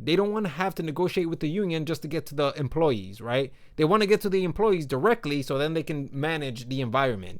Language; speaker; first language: English; native; English